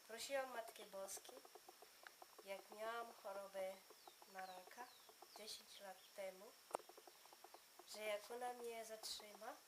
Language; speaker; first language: Polish; early bilingual, heritage; Polish